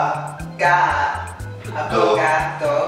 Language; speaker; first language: Spanish; non-native, learner; English